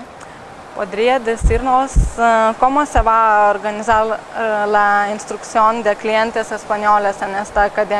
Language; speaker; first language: Spanish; non-native, learner; Lithuanian